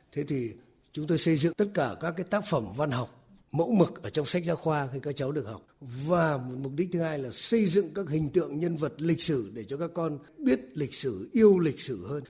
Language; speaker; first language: Vietnamese; native; Vietnamese